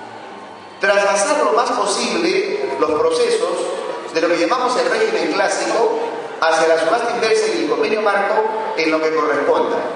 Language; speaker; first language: Spanish; native; Spanish